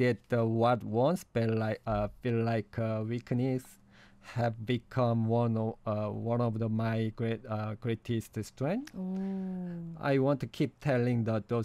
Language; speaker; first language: English; non-native, learner; Korean